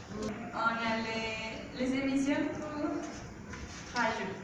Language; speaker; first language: French; non-native, learner; Spanish